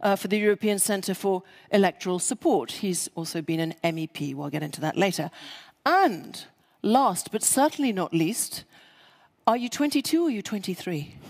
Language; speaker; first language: English; native; English